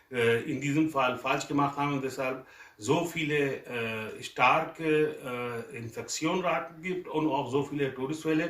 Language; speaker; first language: German; non-native, learner; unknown